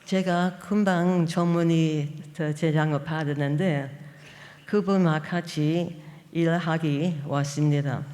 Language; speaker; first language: Korean; non-native, fluent; English